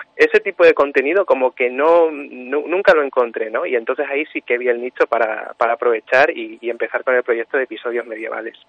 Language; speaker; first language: Spanish; native; Spanish